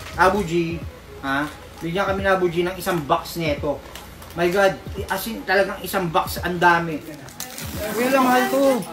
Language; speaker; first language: Filipino; native; Filipino